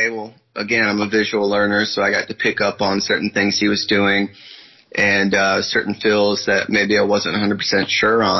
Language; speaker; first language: English; native; English